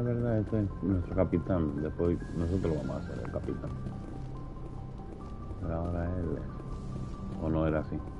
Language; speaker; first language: Spanish; non-native, fluent; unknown